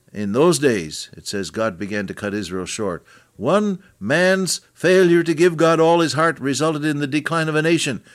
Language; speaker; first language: English; native; English